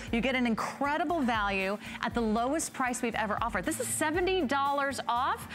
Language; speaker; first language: English; native; English